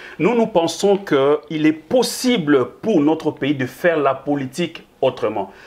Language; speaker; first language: French; non-native, local second language; Lingala